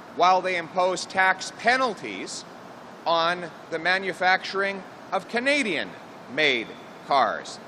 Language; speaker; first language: English; native; English